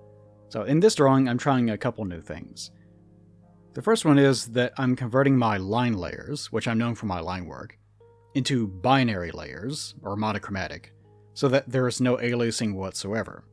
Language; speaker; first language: English; native; English